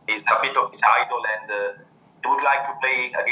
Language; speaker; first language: English; non-native, fluent; Italian